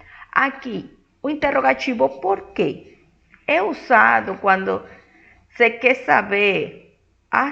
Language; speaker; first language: Portuguese; non-native, fluent; Spanish